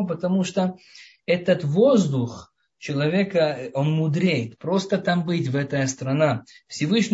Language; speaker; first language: Russian; early bilingual, heritage; Russian